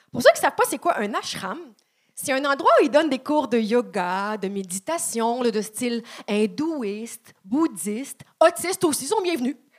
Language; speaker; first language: French; native; French